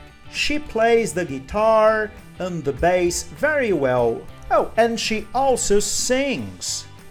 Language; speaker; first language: English; non-native, fluent; Portuguese